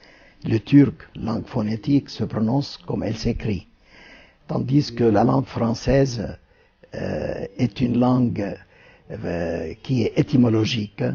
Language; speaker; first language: French; non-native, fluent; Turkish